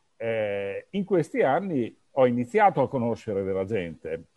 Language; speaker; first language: Italian; non-native, learner; English